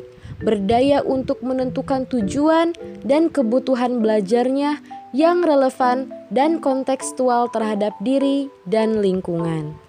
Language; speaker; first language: Indonesian; native; Indonesian